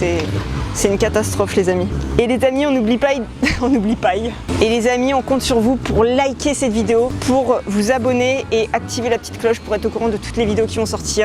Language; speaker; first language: French; native; French